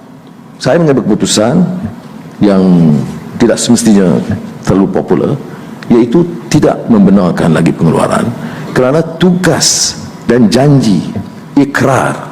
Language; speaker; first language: Malay; native; Malay